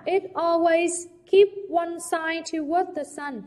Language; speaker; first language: English; non-native, fluent; Vietnamese